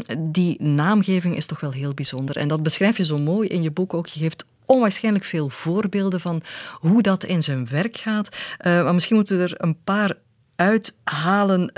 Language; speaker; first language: Dutch; native; Dutch